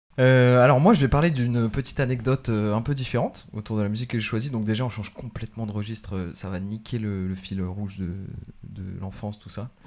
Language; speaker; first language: French; native; French